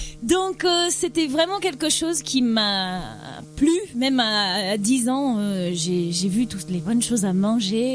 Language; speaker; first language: French; non-native, fluent; English